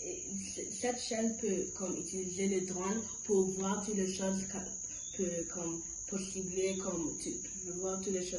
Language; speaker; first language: French; early bilingual, other home language; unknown